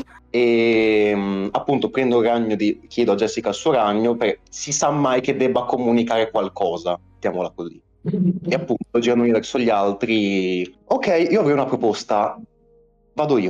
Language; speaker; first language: Italian; native; Italian